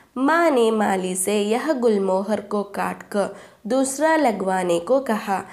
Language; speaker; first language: Hindi; non-native, local second language; Malayalam